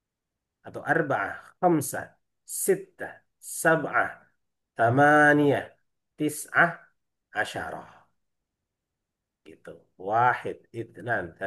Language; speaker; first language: Arabic; non-native, fluent; Indonesian